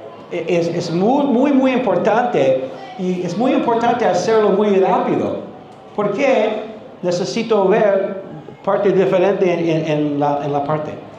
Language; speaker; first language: Spanish; non-native, learner; English